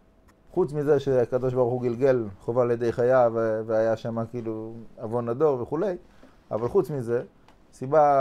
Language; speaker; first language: Hebrew; non-native, fluent; English